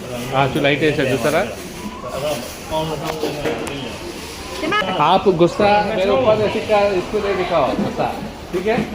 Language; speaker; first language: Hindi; non-native, local second language; Telugu